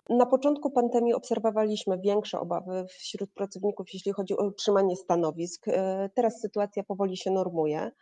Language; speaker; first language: Polish; native; Polish